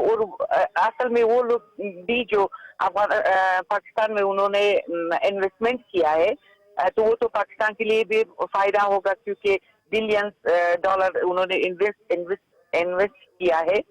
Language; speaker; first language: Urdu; non-native, fluent; Persian